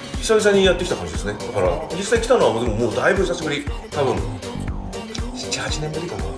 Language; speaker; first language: Japanese; early bilingual, heritage; Japanese